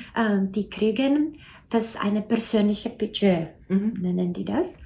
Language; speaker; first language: German; non-native, learner; Czech